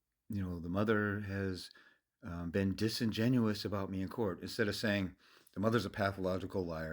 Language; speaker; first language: English; native; English